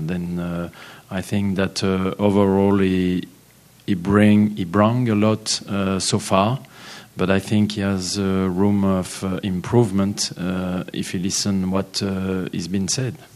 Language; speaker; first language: English; non-native, fluent; French